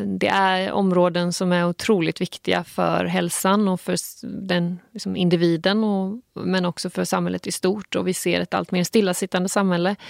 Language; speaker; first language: Swedish; native; Swedish